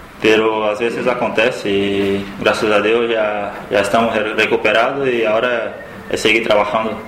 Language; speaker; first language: Spanish; non-native, learner; Portuguese